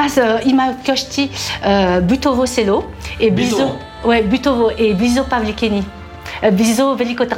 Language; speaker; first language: Bulgarian; non-native, learner; French